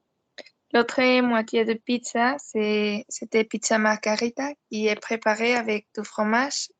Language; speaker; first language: French; non-native, learner; Spanish